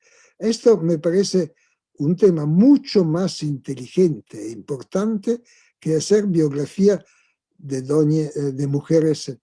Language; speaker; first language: Spanish; non-native, fluent; Italian